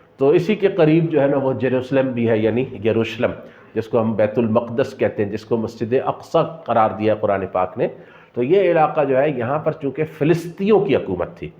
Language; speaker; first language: Urdu; native; Urdu